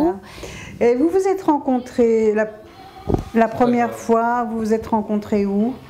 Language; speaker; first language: French; native; French